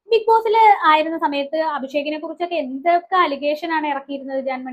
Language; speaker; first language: Malayalam; native; Malayalam